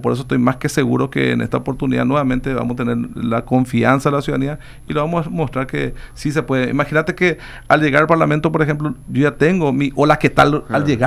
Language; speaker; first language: Spanish; native; Spanish